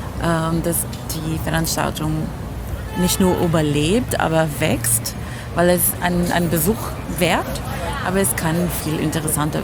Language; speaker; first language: German; non-native, fluent; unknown